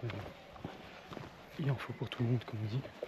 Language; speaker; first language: French; native; French